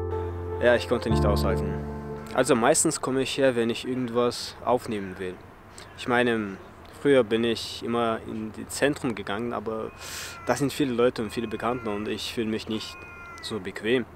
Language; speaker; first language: German; early bilingual, other home language; Chechen